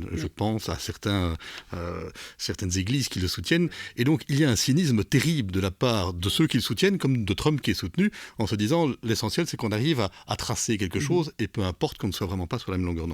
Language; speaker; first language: French; native; French